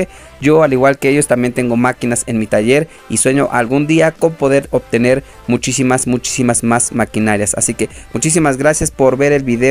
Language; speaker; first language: Spanish; native; Spanish